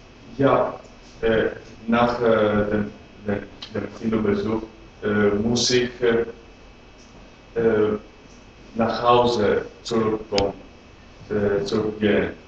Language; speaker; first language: German; non-native, learner; Greek